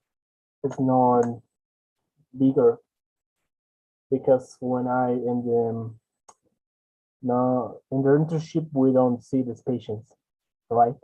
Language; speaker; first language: English; non-native, learner; Spanish